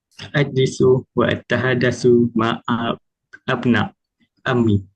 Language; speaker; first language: Arabic; non-native, learner; Malay